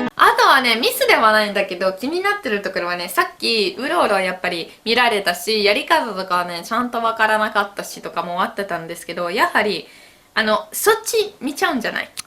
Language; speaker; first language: Japanese; non-native, fluent; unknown